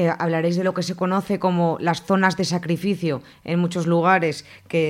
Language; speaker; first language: Spanish; native; Spanish